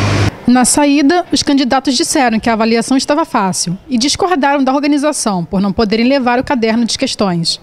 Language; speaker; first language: Portuguese; native; Portuguese